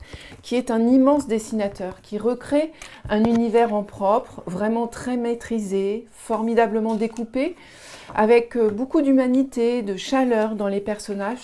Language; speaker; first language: French; native; French